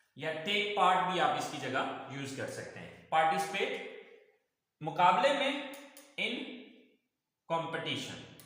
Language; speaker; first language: Urdu; native; Urdu